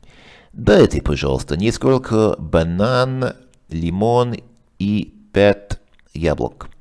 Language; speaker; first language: Russian; non-native, learner; English